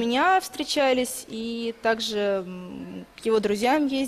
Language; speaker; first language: Russian; native; Russian